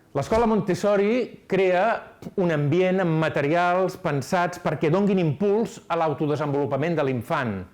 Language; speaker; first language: Catalan; native; Catalan